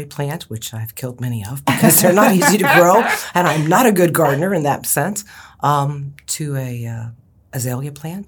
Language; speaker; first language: English; native; English